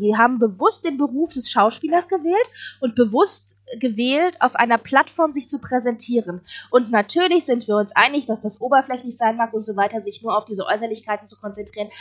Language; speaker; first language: German; native; German